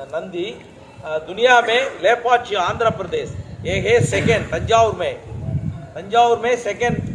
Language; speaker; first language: Hindi; non-native, local second language; Tamil